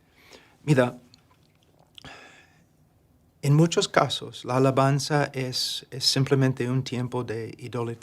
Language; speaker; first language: Spanish; non-native, fluent; English